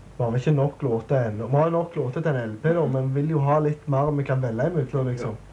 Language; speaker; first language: Norwegian; native; Norwegian